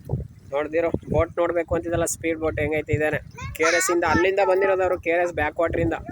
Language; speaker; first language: Kannada; native; Kannada